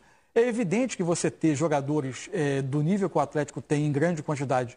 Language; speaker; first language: Portuguese; native; Portuguese